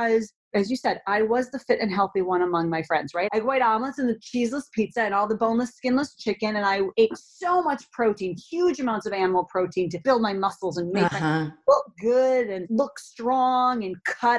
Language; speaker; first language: English; native; English